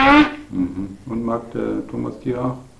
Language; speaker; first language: German; native; German